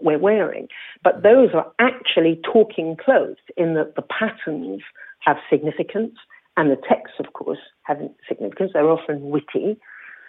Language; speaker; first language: English; native; English